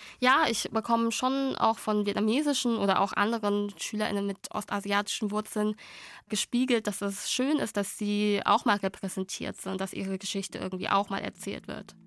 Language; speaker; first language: German; early bilingual, other home language; Vietnamese